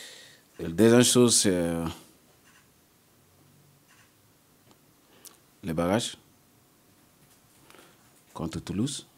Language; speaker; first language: French; non-native, learner; English